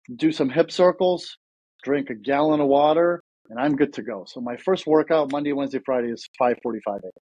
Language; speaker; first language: English; early bilingual, other home language; Russian